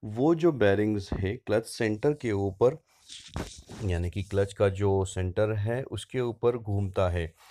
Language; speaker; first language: Hindi; non-native, local second language; Marathi